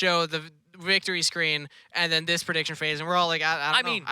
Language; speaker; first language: English; native; English